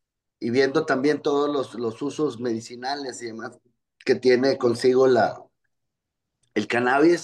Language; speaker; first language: Spanish; native; Spanish